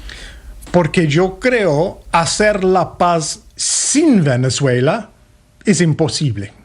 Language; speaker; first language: Spanish; non-native, fluent; English